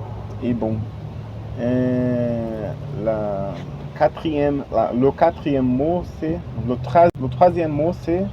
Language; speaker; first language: French; non-native, fluent; Portuguese